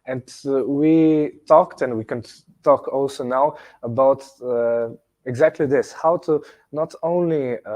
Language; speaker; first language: English; non-native, fluent; Slovenian